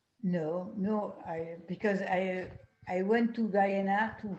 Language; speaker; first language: English; non-native, learner; French